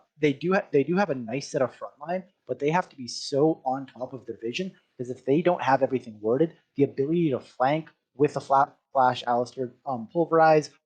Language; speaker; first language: English; native; English